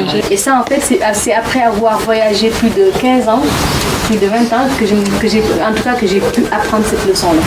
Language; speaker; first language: French; non-native, local second language; Wolof